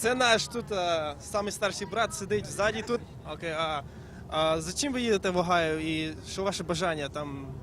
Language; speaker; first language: Ukrainian; early bilingual, heritage; Ukrainian